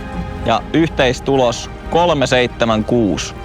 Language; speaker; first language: Finnish; native; Finnish